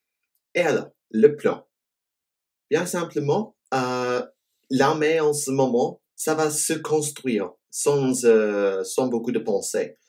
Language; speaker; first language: French; non-native, fluent; English